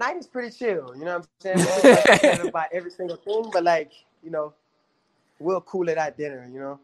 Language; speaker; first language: English; native; English